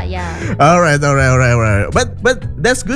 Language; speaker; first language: English; non-native, fluent; Indonesian